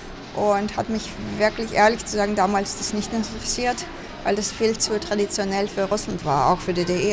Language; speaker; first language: German; non-native, fluent; Russian